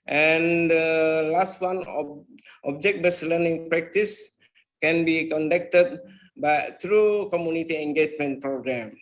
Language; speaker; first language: English; non-native, fluent; Indonesian